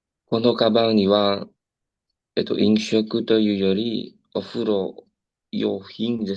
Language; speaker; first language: Japanese; non-native, learner; Indonesian